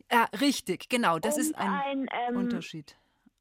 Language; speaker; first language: German; native; German